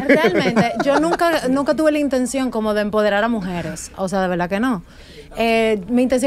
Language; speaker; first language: Spanish; native; Spanish